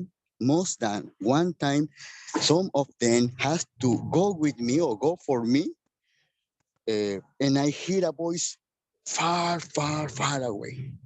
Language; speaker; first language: English; non-native, learner; Spanish